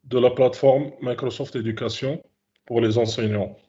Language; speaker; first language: French; non-native, local second language; Arabic